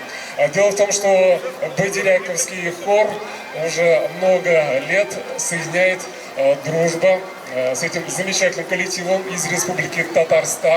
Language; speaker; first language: Russian; non-native, local second language; Chuvash